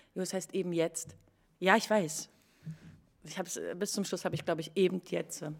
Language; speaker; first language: German; native; German